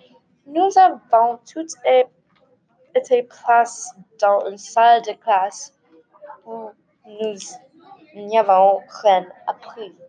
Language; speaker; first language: French; non-native, learner; English